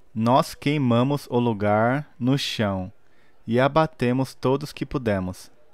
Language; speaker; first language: Portuguese; native; Portuguese